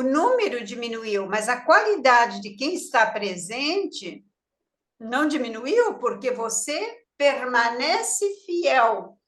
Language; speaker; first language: Portuguese; native; Portuguese